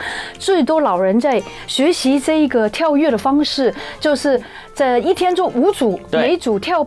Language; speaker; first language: Chinese; native; Chinese